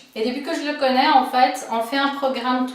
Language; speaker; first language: French; non-native, fluent; Portuguese